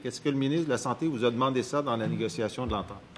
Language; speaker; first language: French; native; French